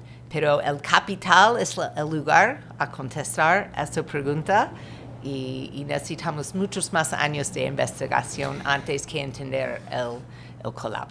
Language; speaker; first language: Spanish; non-native, fluent; English